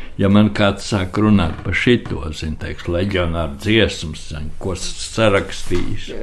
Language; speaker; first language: Latvian; native; Latvian